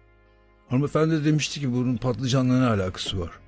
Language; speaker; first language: Turkish; native; Turkish